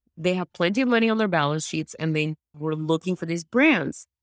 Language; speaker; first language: English; early bilingual, other home language; Russian